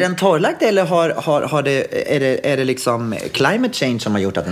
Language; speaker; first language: Swedish; native; Swedish